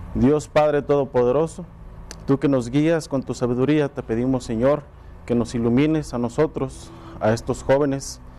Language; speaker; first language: Spanish; native; Spanish